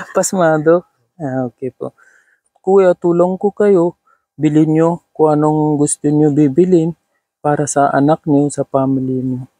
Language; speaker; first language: Filipino; non-native, learner; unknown